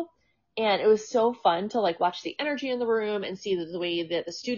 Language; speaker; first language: English; native; English